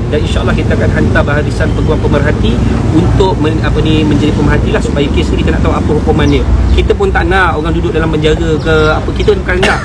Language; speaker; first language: Malay; native; Malay